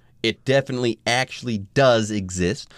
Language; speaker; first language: English; native; English